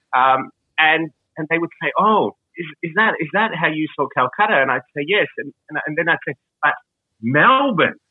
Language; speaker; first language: English; early bilingual, other home language; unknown